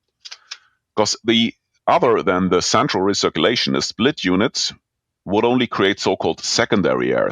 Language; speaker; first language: English; non-native, fluent; German